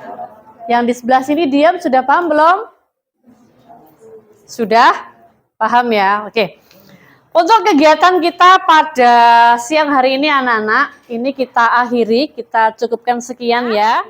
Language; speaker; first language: Indonesian; native; Indonesian